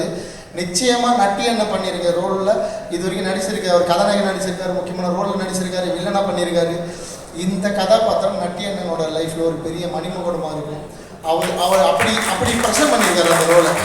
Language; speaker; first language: Tamil; native; Tamil